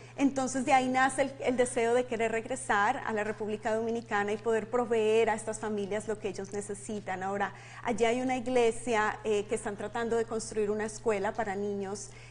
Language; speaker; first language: Spanish; native; Spanish